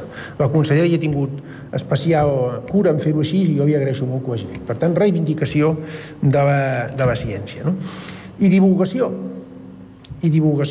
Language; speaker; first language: Catalan; native; Catalan